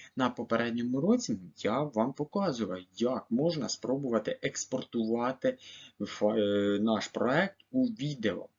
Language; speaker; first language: Ukrainian; native; Ukrainian